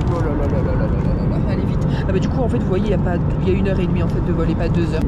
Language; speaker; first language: French; native; French